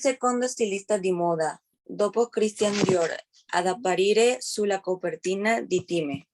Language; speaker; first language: Italian; non-native, learner; Spanish